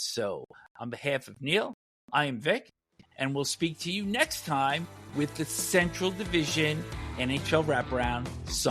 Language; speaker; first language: English; native; English